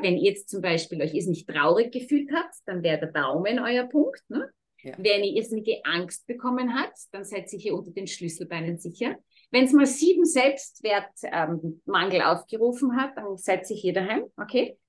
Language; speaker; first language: German; native; German